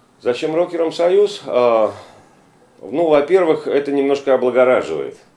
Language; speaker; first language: Russian; native; Russian